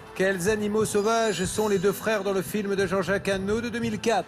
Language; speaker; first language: French; native; French